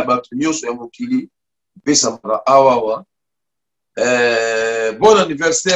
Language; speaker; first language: French; non-native, local second language; Lingala